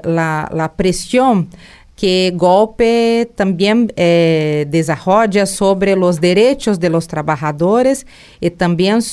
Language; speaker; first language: Spanish; non-native, learner; Portuguese